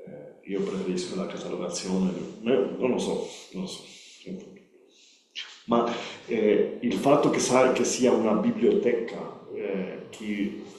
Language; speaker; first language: Italian; non-native, learner; Spanish